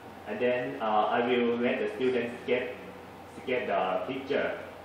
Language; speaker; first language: English; non-native, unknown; Thai